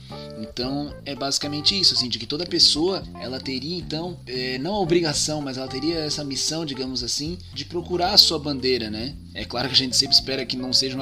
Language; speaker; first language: Portuguese; native; Portuguese